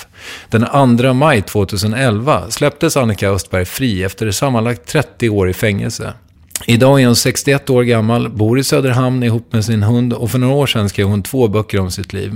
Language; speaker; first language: Swedish; native; Swedish